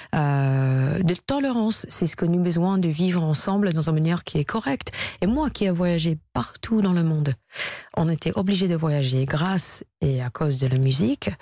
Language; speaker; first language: French; non-native, fluent; English